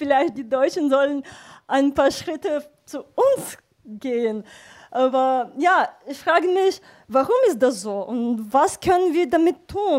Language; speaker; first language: German; non-native, fluent; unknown